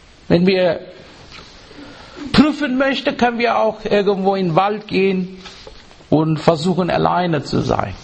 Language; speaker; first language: German; non-native, learner; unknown